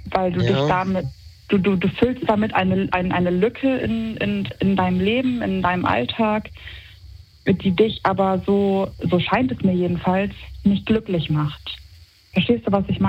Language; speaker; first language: German; native; German